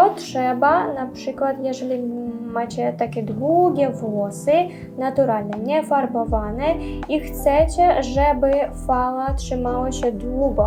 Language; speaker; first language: Polish; non-native, learner; Russian